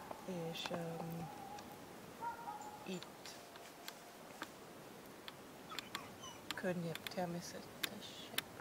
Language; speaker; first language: Hungarian; non-native, learner; German